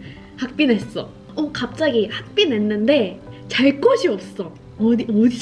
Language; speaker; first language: Korean; non-native, fluent; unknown